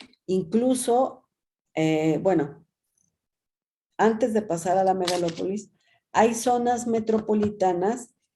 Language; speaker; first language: Spanish; native; Spanish